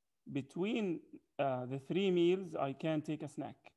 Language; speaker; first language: English; non-native, fluent; Arabic